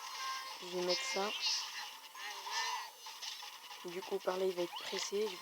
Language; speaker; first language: French; native; French